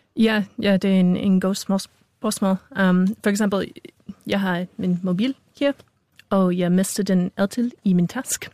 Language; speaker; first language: Danish; non-native, fluent; English